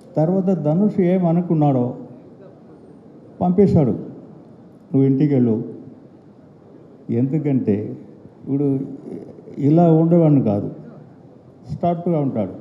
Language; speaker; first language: Telugu; non-native, learner; Tamil